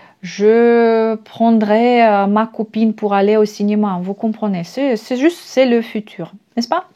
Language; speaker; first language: French; non-native, fluent; Russian